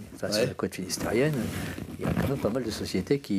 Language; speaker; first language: French; native; French